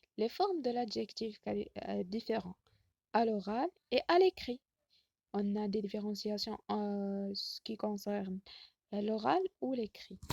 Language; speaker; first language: French; non-native, local second language; Arabic